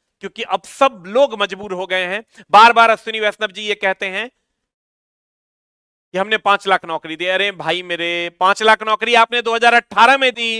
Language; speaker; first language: Hindi; native; Hindi